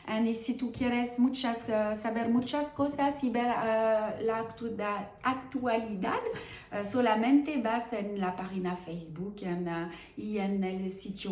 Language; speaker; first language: Spanish; non-native, learner; French